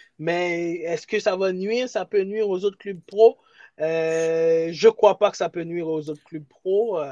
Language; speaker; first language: French; early bilingual, other home language; Haitian Creole